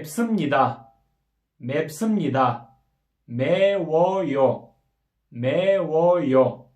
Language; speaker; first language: Korean; non-native, fluent; Kyrgyz